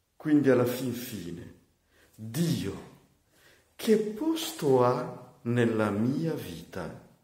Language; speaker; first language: Italian; non-native, fluent; Malagasy